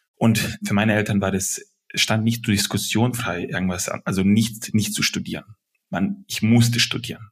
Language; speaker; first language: German; early bilingual, other home language; Serbian